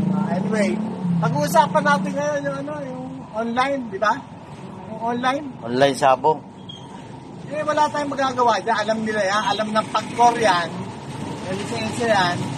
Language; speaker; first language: Filipino; native; Filipino